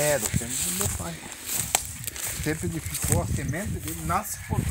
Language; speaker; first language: Portuguese; native; Portuguese